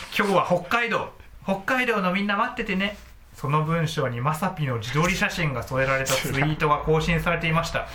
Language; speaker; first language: Japanese; native; Japanese